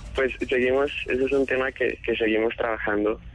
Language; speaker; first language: Spanish; native; Spanish